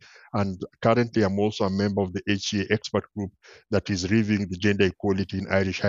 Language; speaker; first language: English; non-native, local second language; Luo (Kenya and Tanzania)